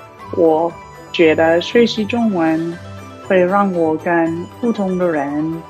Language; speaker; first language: Chinese; non-native, learner; English